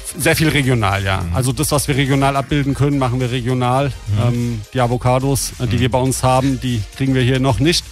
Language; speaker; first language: German; early bilingual, other home language; Croatian